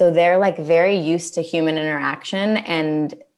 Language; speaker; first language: English; native; English